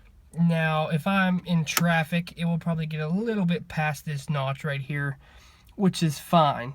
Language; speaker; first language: English; native; English